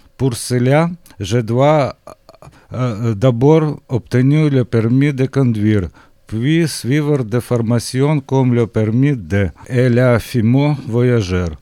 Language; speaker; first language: French; non-native, learner; Ukrainian